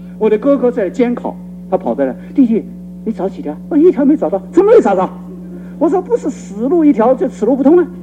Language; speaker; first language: Chinese; non-native, local second language; Cantonese